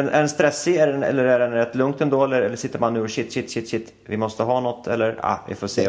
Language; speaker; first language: Swedish; native; Swedish